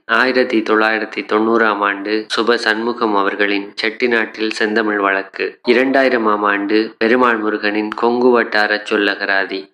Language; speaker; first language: Tamil; native; Tamil